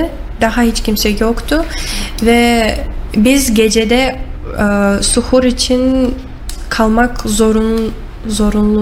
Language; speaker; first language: Turkish; non-native, learner; Russian